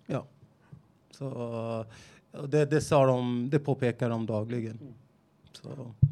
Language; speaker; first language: Swedish; native; Swedish